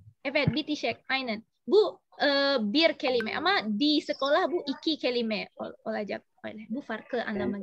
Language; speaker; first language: Turkish; non-native, learner; Indonesian